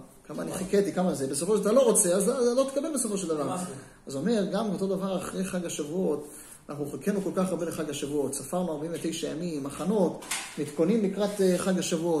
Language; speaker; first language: Hebrew; native; Hebrew